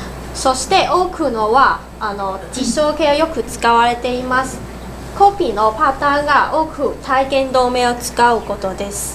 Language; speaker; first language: Japanese; non-native, learner; Cantonese